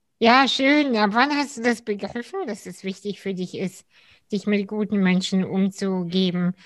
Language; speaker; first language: German; early bilingual, other home language; Russian